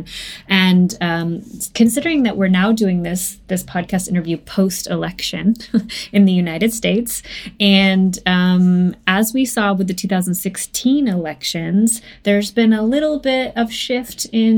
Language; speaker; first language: English; native; English